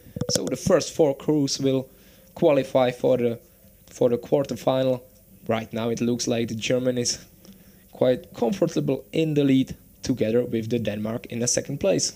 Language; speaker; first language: English; non-native, fluent; Czech